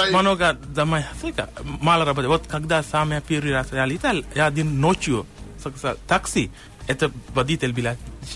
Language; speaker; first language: Russian; non-native, learner; Sinhala